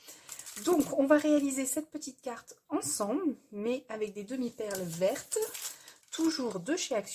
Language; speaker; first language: French; native; French